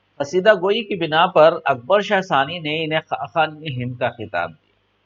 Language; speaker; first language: Urdu; native; Urdu